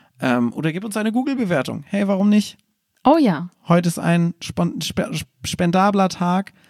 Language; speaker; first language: German; native; German